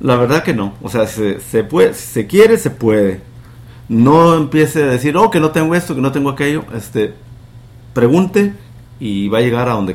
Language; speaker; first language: Spanish; native; Spanish